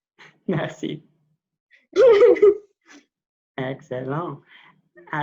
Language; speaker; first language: French; non-native, local second language; English